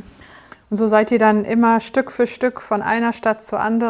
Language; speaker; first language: German; native; German